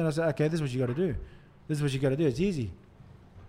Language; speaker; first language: English; native; English